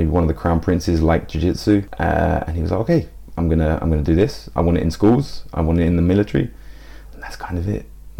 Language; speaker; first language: English; native; English